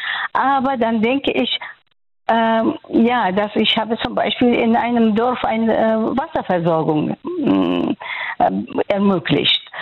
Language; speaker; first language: German; non-native, fluent; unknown